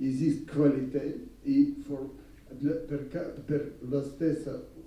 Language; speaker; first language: Italian; non-native, learner; Russian